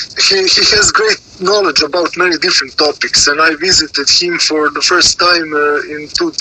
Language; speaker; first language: English; non-native, learner; Serbian